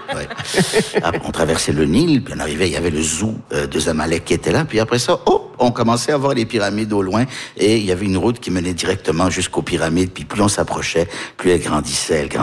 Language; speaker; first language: French; early bilingual, heritage; French